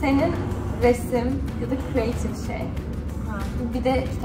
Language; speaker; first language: Turkish; early bilingual, heritage; Turkish